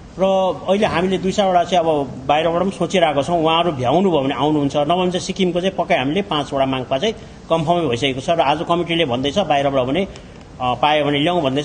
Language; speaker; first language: Nepali; native; Nepali